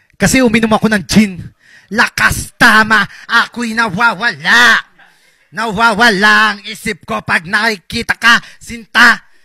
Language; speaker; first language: Filipino; native; Filipino